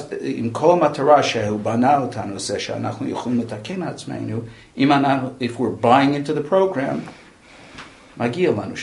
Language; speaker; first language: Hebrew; non-native, fluent; English